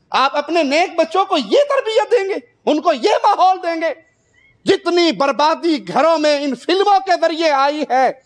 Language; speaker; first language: Urdu; non-native, local second language; Punjabi